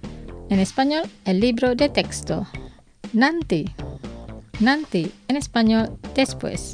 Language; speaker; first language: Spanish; non-native, fluent; Indonesian